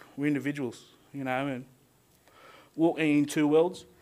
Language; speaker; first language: English; native; English